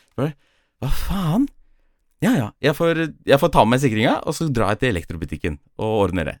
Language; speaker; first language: Norwegian; early bilingual, other home language; Polish